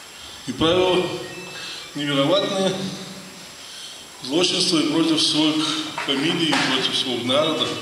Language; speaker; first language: Russian; native; Russian